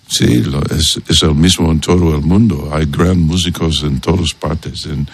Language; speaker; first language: Spanish; non-native, learner; English